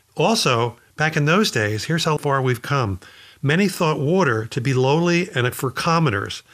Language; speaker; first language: English; native; English